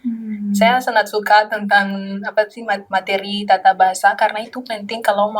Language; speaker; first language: Indonesian; non-native, learner; Malagasy